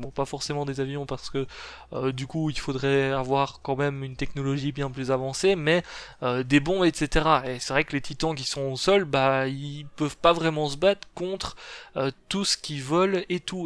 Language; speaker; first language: French; native; French